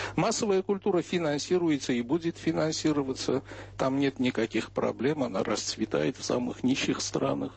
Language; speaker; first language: Russian; non-native, local second language; Armenian